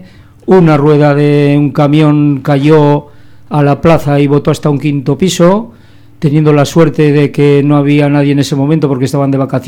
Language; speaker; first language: Spanish; native; Spanish